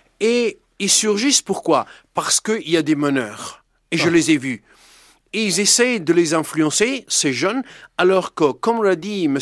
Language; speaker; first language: French; non-native, fluent; Persian